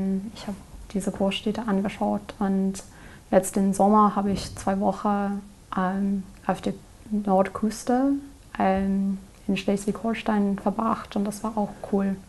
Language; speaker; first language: German; non-native, learner; English